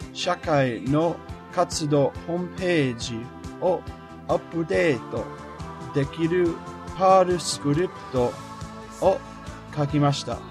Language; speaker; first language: Japanese; non-native, learner; English